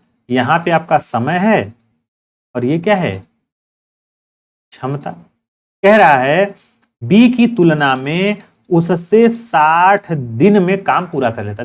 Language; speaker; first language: Hindi; native; Hindi